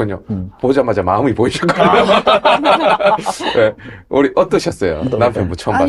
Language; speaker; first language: Korean; native; Korean